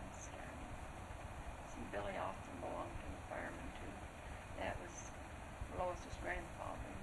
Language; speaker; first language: English; native; English